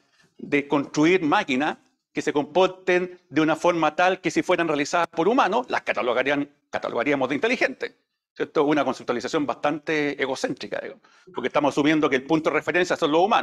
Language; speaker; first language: Spanish; native; Spanish